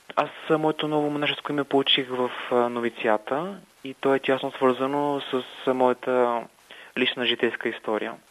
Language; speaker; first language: Bulgarian; native; Bulgarian